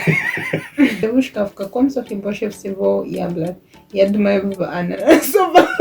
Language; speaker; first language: Russian; non-native, fluent; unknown